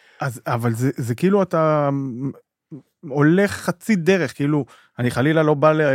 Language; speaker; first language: Hebrew; native; Hebrew